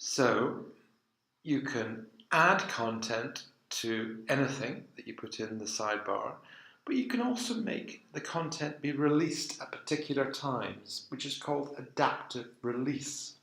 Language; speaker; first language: English; native; English